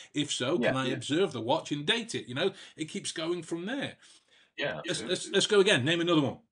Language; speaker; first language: English; native; English